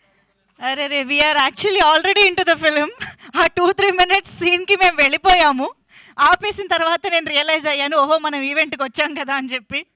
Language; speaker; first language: Telugu; native; Telugu